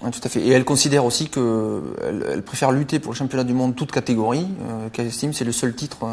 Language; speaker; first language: French; native; French